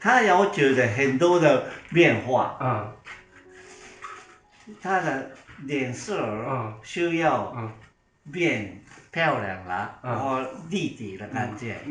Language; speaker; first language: Chinese; non-native, learner; Japanese